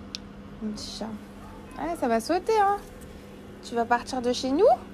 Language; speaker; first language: French; native; French